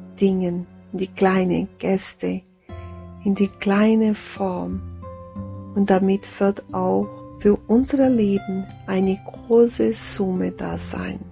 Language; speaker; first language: German; non-native, fluent; Portuguese